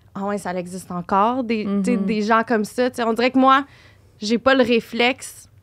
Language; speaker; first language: French; native; French